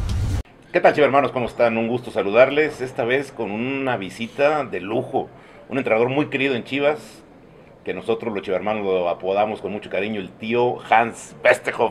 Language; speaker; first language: Spanish; native; Spanish